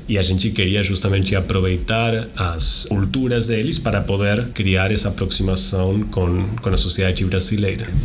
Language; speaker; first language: Portuguese; non-native, fluent; Spanish